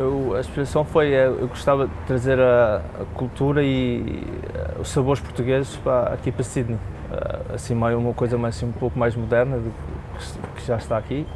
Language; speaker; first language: Portuguese; early bilingual, heritage; Portuguese